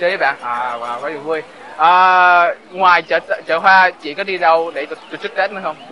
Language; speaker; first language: Vietnamese; early bilingual, heritage; Vietnamese